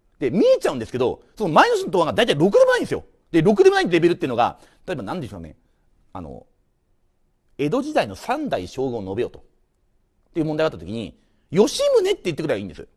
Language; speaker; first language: Japanese; native; Japanese